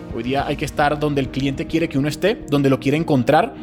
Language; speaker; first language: Spanish; native; Spanish